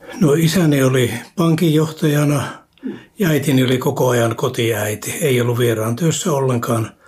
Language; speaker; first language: Finnish; native; Finnish